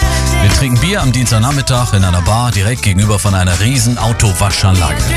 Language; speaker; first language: German; native; German